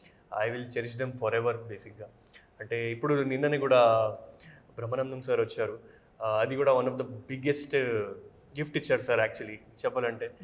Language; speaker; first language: Telugu; non-native, fluent; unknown